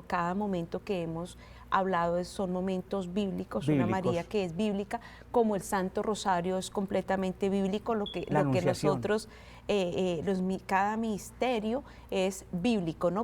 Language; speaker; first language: Spanish; native; Spanish